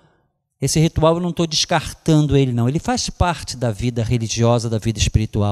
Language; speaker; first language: Portuguese; native; Portuguese